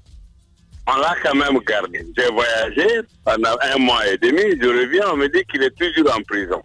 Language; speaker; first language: French; non-native, local second language; Mandingo